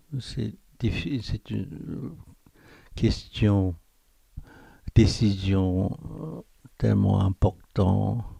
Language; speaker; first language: French; non-native, fluent; Korean